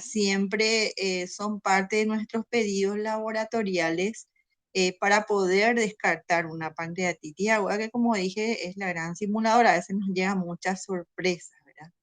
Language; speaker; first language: Spanish; native; Spanish